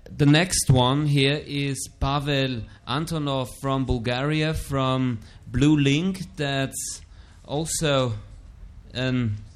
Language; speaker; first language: English; non-native, fluent; German